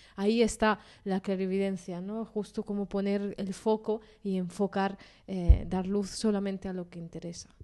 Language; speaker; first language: Spanish; non-native, fluent; Italian